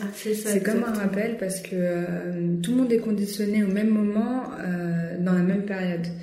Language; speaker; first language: French; native; French